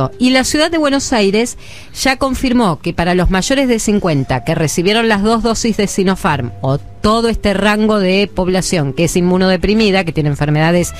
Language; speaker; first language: Spanish; native; Spanish